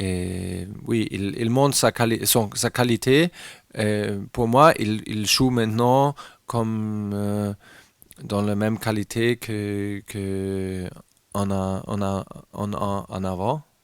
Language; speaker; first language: French; non-native, learner; German